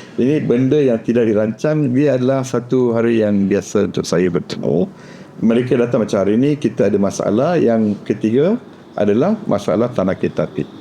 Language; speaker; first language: Malay; non-native, local second language; Tamil